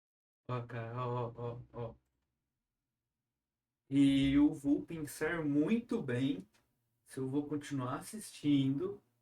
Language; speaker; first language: Portuguese; native; Portuguese